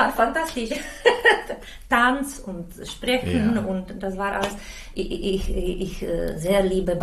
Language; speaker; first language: German; non-native, learner; Czech